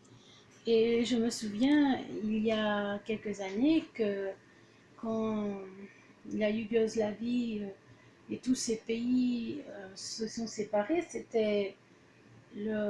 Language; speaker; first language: French; early bilingual, other home language; Portuguese